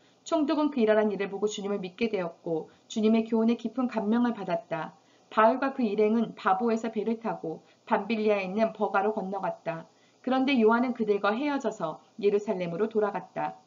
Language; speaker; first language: Korean; native; Korean